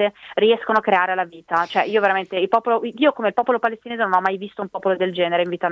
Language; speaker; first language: Italian; native; Italian